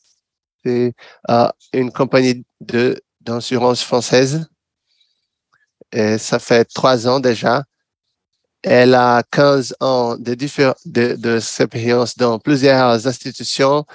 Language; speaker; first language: French; non-native, fluent; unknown